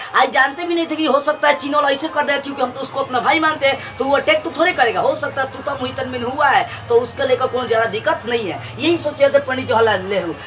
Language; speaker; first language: Hindi; native; Hindi